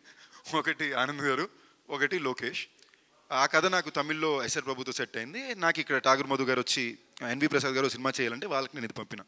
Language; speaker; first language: Telugu; native; Telugu